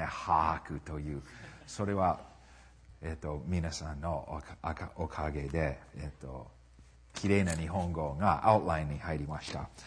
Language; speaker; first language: Japanese; non-native, fluent; English